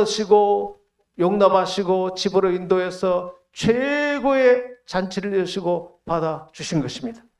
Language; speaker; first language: Korean; native; Korean